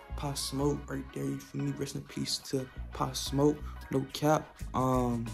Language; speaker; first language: English; native; English